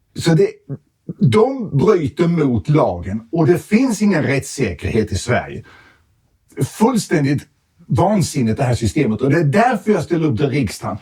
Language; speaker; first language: Swedish; native; Swedish